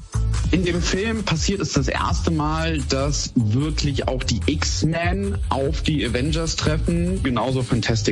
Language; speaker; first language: German; native; German